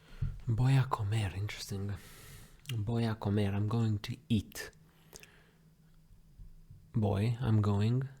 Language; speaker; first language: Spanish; non-native, learner; English